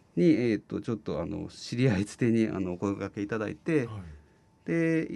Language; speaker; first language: Japanese; native; Japanese